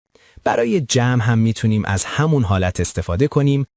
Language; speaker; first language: Persian; native; Persian